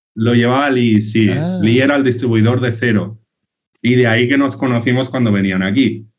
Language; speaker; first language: Spanish; native; Spanish